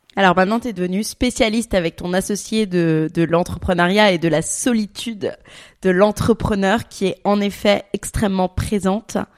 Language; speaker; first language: French; native; French